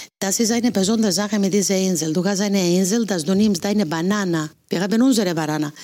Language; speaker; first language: German; non-native, fluent; Greek